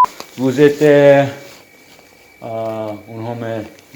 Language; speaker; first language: French; non-native, learner; English